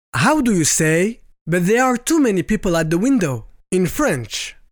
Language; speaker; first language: English; non-native, fluent; French